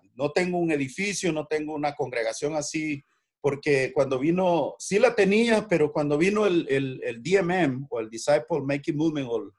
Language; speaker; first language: Spanish; native; Spanish